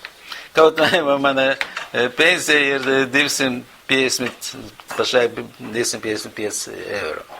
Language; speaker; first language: Latvian; non-native, local second language; Russian